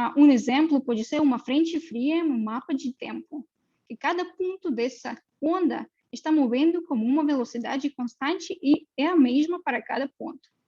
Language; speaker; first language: Portuguese; non-native, fluent; Russian